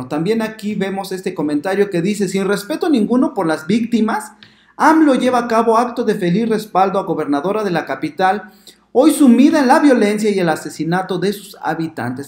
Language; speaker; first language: Spanish; native; Spanish